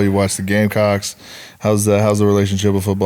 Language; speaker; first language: English; native; English